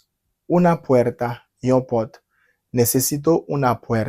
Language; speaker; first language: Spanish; non-native, fluent; Haitian Creole